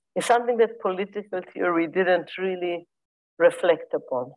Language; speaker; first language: English; non-native, fluent; Hebrew